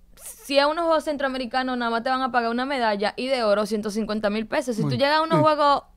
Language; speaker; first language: Spanish; native; Spanish